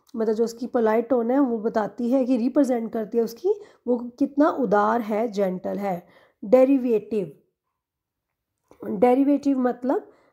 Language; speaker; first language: Hindi; non-native, local second language; Punjabi